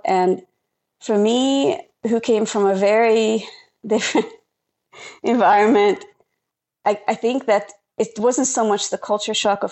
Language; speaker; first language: English; non-native, fluent; Hungarian